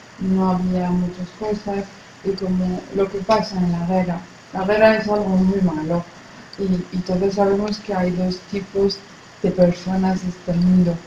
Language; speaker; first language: Spanish; non-native, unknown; Arabic